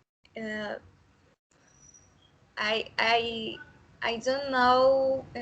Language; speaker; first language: English; non-native, learner; Spanish